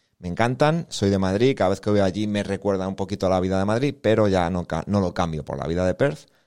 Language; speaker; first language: Spanish; native; Spanish